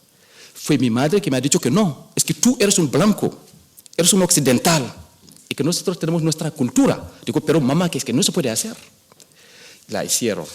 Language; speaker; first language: Spanish; non-native, fluent; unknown